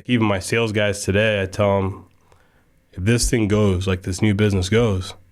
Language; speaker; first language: English; native; English